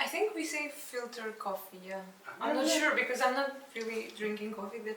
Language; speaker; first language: English; non-native, fluent; Russian